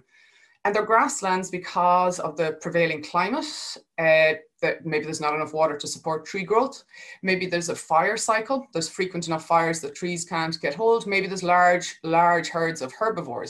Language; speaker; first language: English; native; English